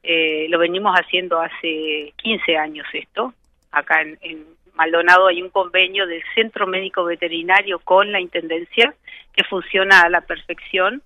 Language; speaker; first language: Spanish; native; Spanish